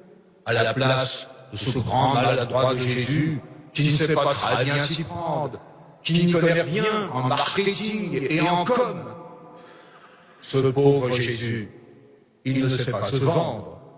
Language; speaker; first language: French; native; French